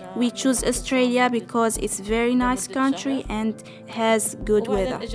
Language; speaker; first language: English; non-native, fluent; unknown